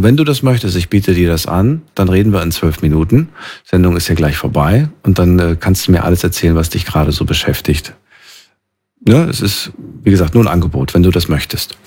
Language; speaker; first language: German; native; German